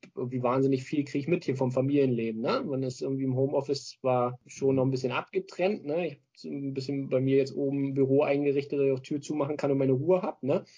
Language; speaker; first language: German; native; German